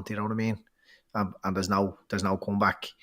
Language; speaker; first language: English; native; English